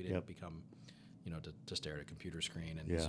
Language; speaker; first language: English; native; English